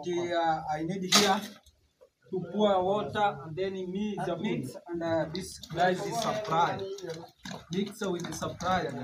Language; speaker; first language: English; non-native, learner; Swahili